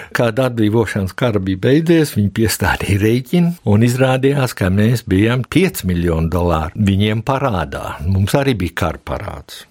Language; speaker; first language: Latvian; early bilingual, heritage; Latvian